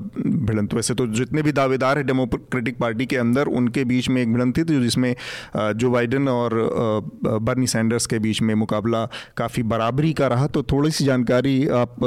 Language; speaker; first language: Hindi; native; Hindi